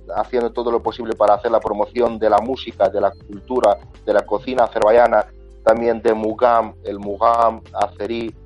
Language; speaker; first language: Spanish; non-native, fluent; Azerbaijani